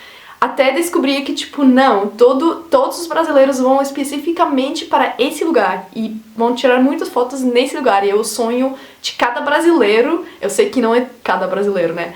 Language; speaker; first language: Portuguese; non-native, fluent; German